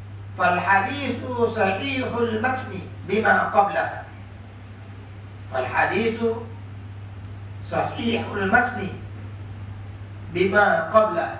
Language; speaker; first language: Arabic; non-native, fluent; Malay